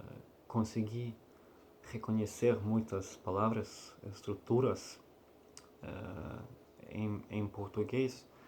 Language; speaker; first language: Portuguese; non-native, learner; Russian